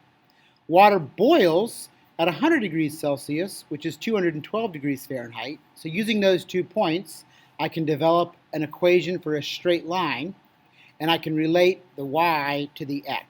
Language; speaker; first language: English; native; English